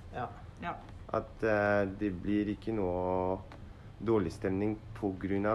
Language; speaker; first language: Norwegian; non-native, learner; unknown